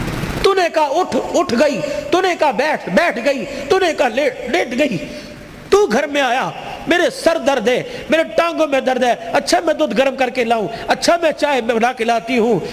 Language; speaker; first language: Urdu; non-native, local second language; Punjabi